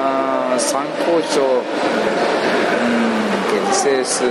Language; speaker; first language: Spanish; non-native, learner; Japanese